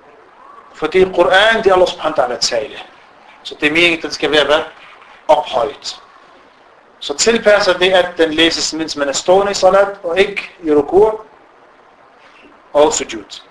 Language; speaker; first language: Danish; non-native, fluent; Arabic